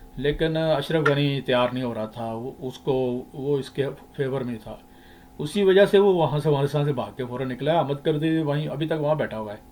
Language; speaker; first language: Urdu; native; Urdu